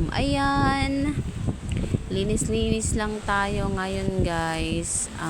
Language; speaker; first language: Filipino; non-native, local second language; Cebuano